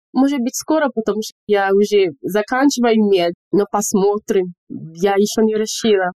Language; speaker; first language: Russian; non-native, fluent; English